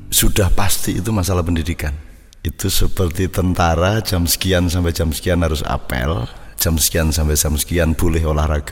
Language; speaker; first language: Indonesian; non-native, local second language; Javanese